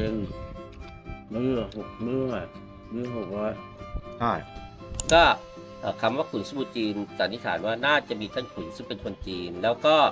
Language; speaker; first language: Thai; native; Thai